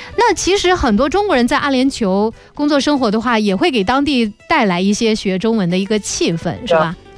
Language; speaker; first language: Chinese; native; Chinese